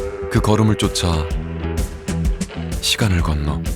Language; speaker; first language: Korean; native; Korean